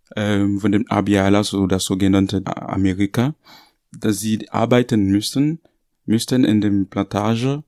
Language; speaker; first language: German; non-native, learner; Haitian Creole